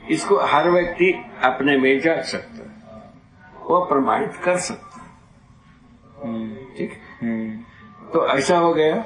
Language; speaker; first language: Hindi; non-native, local second language; Kannada